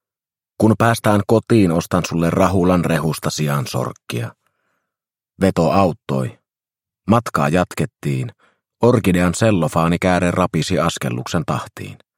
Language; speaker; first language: Finnish; native; Finnish